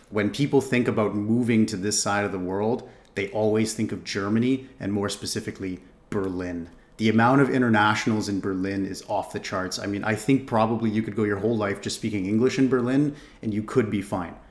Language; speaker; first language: English; native; English